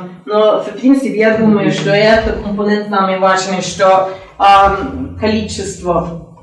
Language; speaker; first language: Russian; non-native, learner; Norwegian